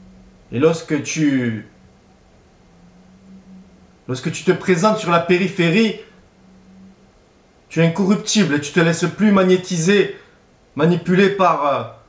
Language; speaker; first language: French; native; French